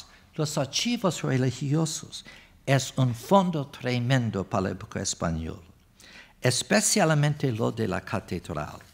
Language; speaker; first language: Spanish; non-native, fluent; English